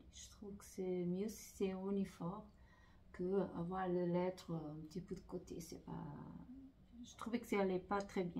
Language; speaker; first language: French; non-native, fluent; Portuguese